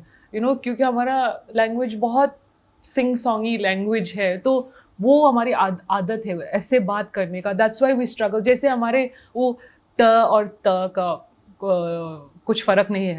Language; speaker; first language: Hindi; non-native, local second language; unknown